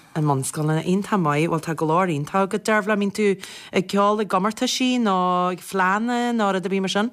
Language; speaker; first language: Irish; native; Irish